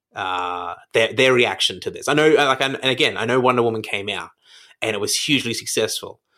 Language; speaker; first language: English; native; English